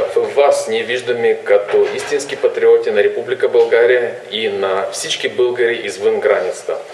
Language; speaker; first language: Bulgarian; early bilingual, heritage; Bulgarian